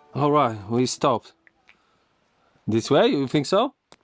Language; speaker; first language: English; non-native, fluent; Polish